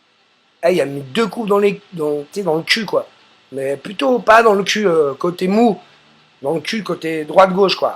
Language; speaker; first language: French; native; French